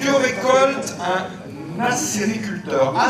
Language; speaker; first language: French; native; French